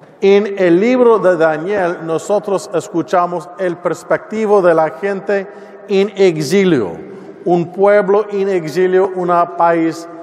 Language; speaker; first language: Spanish; non-native, learner; English